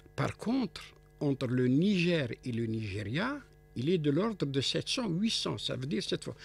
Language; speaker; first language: French; non-native, local second language; Arabic